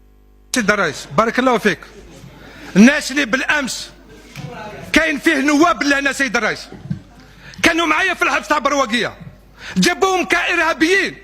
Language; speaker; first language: Arabic; non-native, local second language; Kabyle